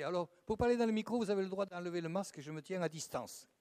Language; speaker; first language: French; native; French